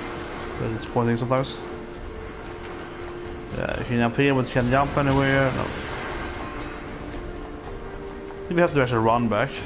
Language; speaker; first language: English; non-native, fluent; Swedish